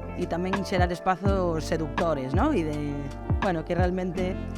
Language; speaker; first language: Galician; non-native, local second language; Spanish